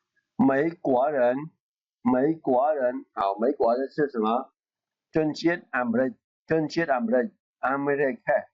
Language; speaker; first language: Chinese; non-native, fluent; Khmer